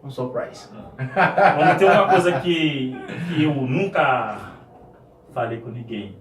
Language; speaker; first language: Portuguese; non-native, fluent; Haitian Creole